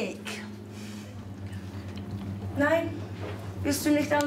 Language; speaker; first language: German; non-native, fluent; English